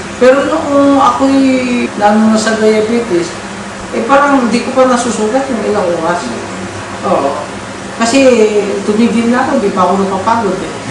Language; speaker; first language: Filipino; non-native, local second language; Cebuano